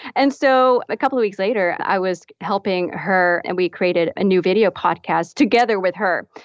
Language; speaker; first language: English; non-native, fluent; Dutch